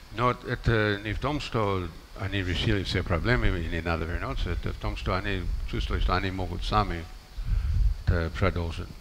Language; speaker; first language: Russian; non-native, fluent; English